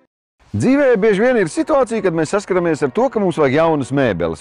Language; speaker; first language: Latvian; native; Latvian